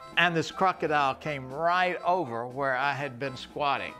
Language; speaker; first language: English; native; English